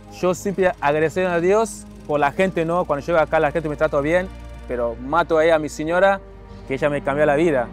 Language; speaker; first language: Spanish; non-native, fluent; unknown